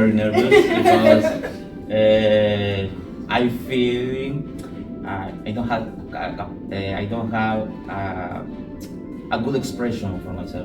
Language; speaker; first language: English; non-native, learner; Spanish